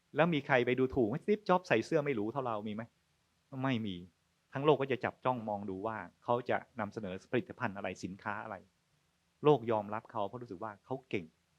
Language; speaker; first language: Thai; native; Thai